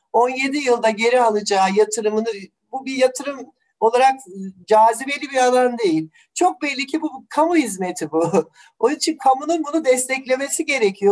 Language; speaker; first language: Turkish; native; Turkish